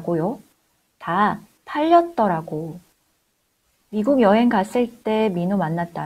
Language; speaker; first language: Korean; non-native, fluent; Chinese